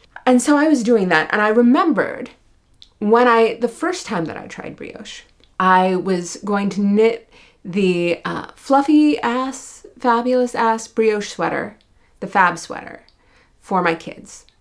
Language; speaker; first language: English; native; English